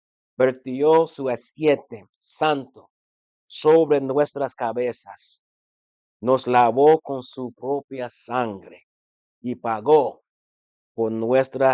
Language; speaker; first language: Spanish; non-native, fluent; English